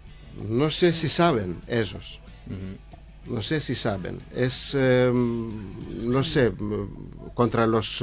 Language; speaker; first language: Spanish; non-native, learner; Greek